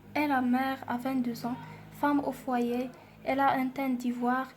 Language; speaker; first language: French; non-native, local second language; Arabic